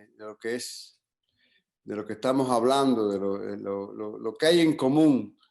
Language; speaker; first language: Spanish; non-native, fluent; English